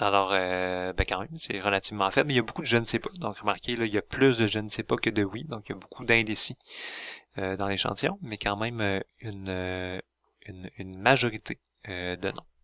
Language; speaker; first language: French; native; French